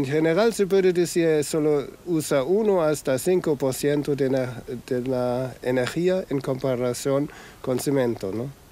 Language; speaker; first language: Spanish; non-native, fluent; German